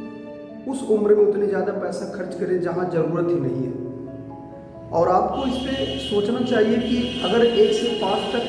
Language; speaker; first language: Hindi; native; Hindi